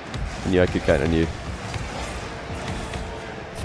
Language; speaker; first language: English; native; English